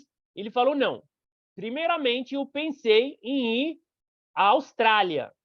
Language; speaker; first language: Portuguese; non-native, fluent; Arabic